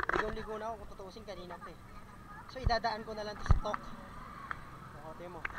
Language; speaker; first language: Filipino; non-native, local second language; Surigaonon